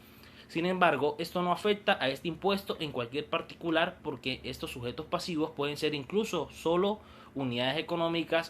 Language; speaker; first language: Spanish; native; Spanish